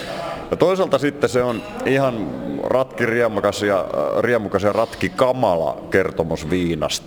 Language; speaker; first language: Finnish; native; Finnish